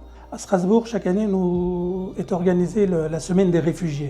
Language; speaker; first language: French; early bilingual, other home language; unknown